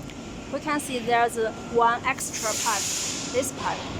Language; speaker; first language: English; non-native, learner; Chinese